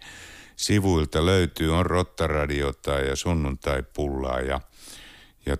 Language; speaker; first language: Finnish; native; Finnish